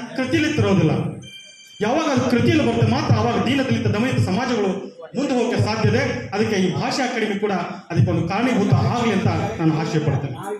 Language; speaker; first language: Kannada; non-native, local second language; Lambadi